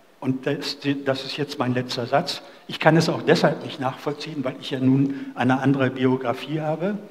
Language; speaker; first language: German; native; German